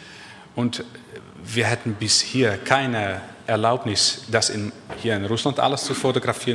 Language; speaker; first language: German; non-native, learner; Dutch